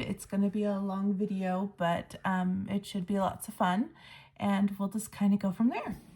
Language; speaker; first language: English; native; English